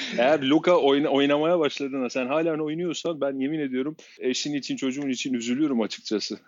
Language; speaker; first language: Turkish; non-native, fluent; Albanian